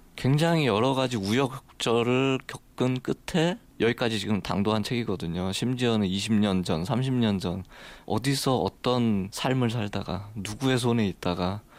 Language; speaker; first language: Korean; native; Korean